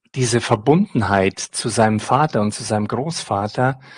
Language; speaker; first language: German; native; German